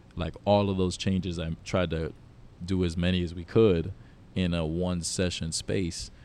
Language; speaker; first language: English; native; English